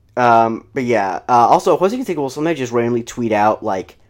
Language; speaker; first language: English; native; English